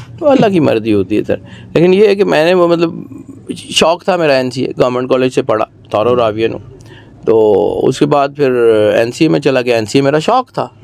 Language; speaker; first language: Urdu; non-native, local second language; Punjabi